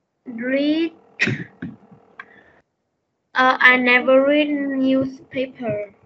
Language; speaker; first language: English; non-native, learner; Vietnamese